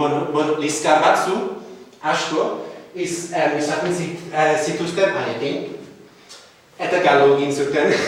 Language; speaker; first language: Basque; non-native, fluent; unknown